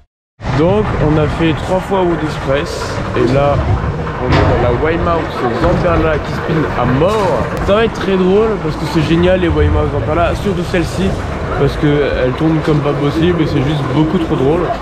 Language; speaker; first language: French; native; French